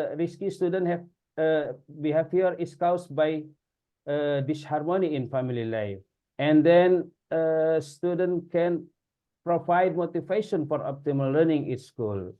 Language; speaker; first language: English; non-native, learner; Indonesian